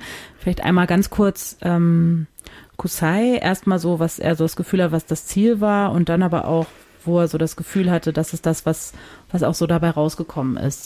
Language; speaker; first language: German; native; German